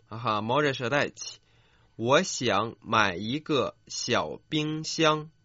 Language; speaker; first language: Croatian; non-native, fluent; Chinese